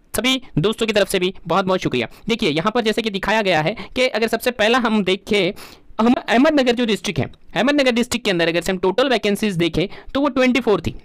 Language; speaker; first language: Hindi; non-native, local second language; Urdu